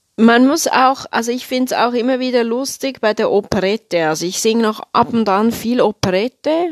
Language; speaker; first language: German; native; German